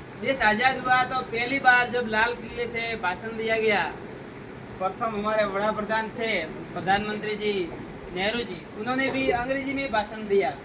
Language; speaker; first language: Hindi; non-native, local second language; Gujarati